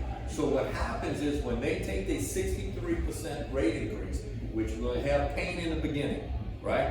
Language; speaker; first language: English; native; English